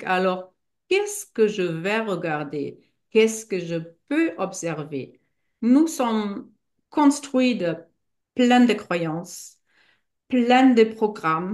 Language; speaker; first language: French; non-native, fluent; German